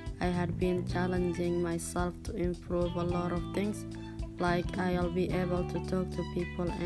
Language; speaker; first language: English; non-native, learner; Somali